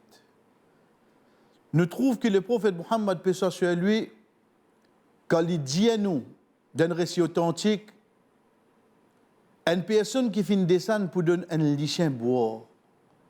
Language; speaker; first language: French; non-native, local second language; Morisyen